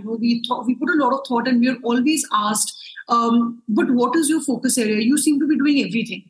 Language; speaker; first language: English; non-native, local second language; Hindi